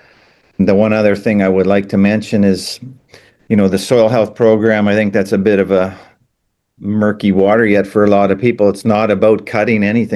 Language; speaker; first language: English; native; English